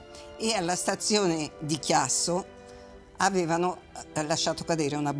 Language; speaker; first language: Italian; native; Italian